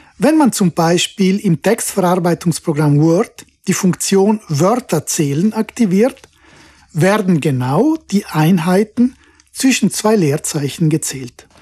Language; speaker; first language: German; non-native, local second language; Ladin